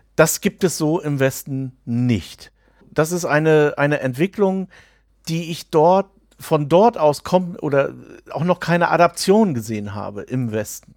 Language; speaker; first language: German; native; German